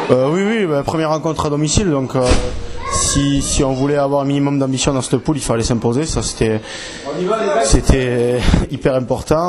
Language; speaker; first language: French; native; French